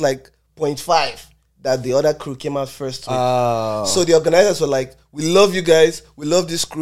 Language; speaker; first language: English; non-native, local second language; Igbo